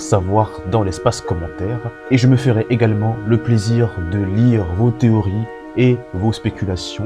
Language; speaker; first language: French; native; French